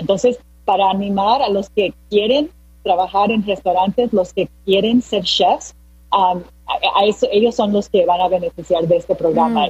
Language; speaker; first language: Spanish; early bilingual, heritage; Spanish